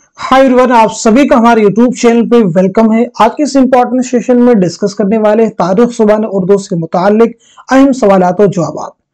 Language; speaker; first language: Hindi; native; Hindi